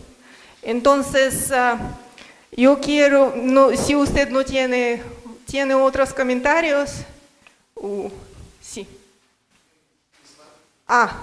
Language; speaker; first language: Spanish; non-native, learner; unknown